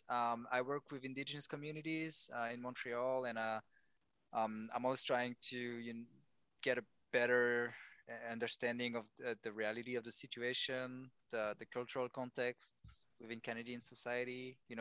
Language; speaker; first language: English; non-native, fluent; French